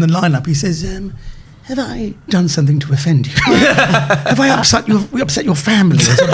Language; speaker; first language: English; native; English